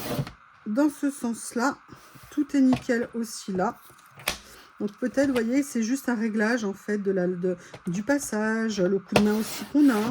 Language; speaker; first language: French; native; French